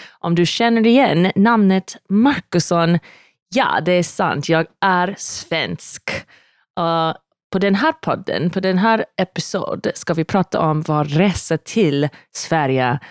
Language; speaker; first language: Swedish; non-native, learner; English